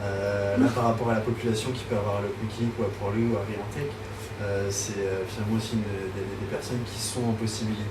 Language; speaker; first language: French; native; French